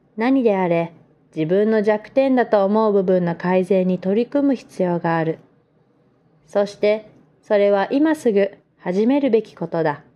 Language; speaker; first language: Japanese; non-native, fluent; Vietnamese